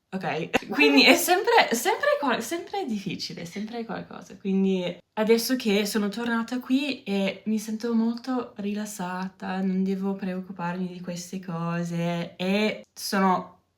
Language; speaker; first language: Italian; non-native, learner; English